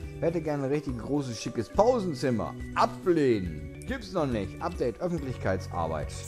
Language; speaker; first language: German; native; German